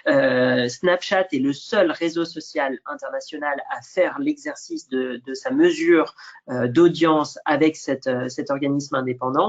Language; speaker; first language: French; native; French